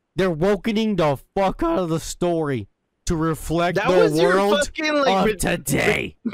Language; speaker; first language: English; early bilingual, other home language; Spanish